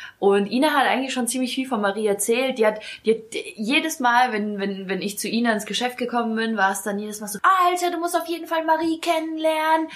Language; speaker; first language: German; early bilingual, other home language; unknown